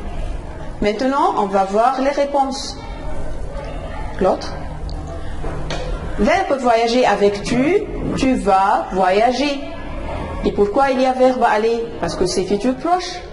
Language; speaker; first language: French; non-native, fluent; Arabic